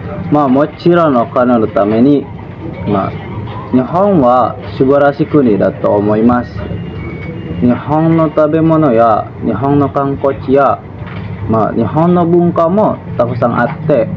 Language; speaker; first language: Japanese; non-native, learner; Indonesian